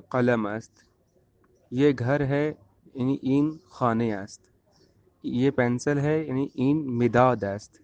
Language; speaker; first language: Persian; non-native, fluent; Urdu